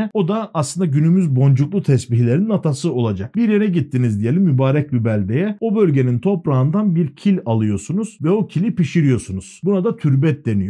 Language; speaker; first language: Turkish; native; Turkish